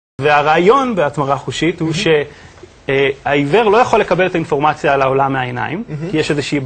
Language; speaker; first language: Hebrew; native; Hebrew